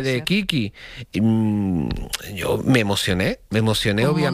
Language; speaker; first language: Spanish; native; Spanish